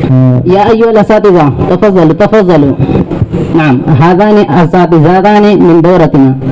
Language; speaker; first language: Arabic; non-native, learner; Urdu